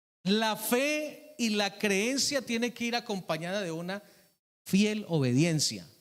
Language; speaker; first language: Spanish; native; Spanish